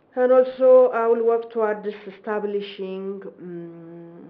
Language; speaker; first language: English; non-native, fluent; Amharic